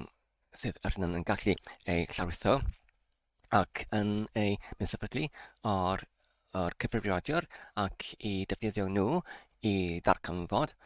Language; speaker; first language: Welsh; non-native, learner; English